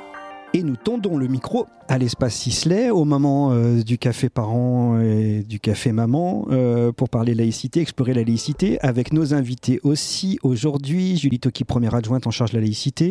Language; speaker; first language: French; native; French